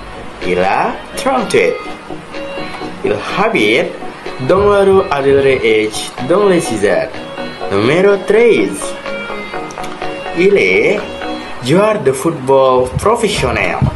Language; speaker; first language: French; non-native, learner; Indonesian